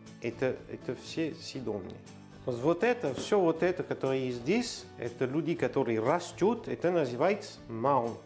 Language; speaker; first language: Russian; non-native, learner; French